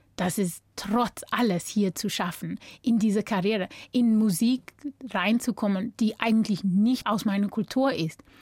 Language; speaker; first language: German; non-native, fluent; English